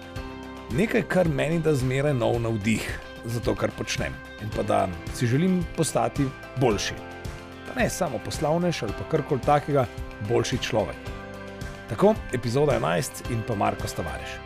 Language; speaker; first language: Slovenian; native; Slovenian